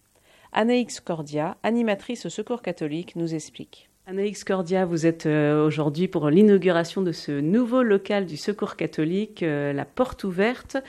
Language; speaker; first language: French; native; French